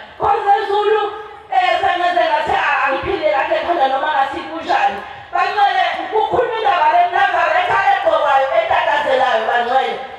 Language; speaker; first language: Zulu; native; Zulu